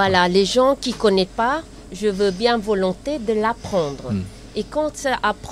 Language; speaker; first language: French; non-native, learner; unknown